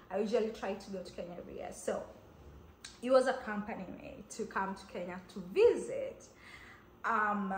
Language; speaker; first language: English; non-native, local second language; Kamba